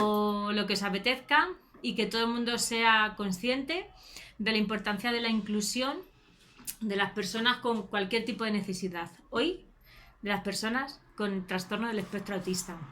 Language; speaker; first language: Spanish; native; Spanish